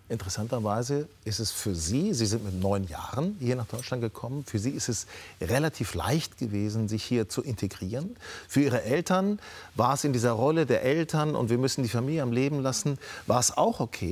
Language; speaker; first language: German; native; German